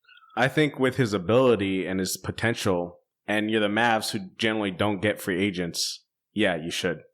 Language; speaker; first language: English; native; English